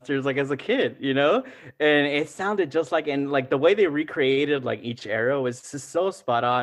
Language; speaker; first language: English; early bilingual, other home language; Spanish